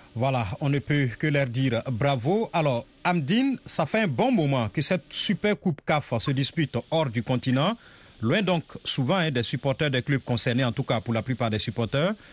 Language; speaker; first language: French; non-native, local second language; Mossi